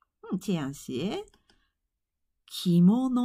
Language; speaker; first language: Chinese; non-native, fluent; Japanese